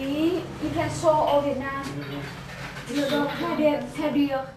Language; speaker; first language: French; non-native, learner; Vietnamese